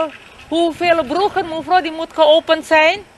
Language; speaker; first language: Dutch; non-native, learner; Indonesian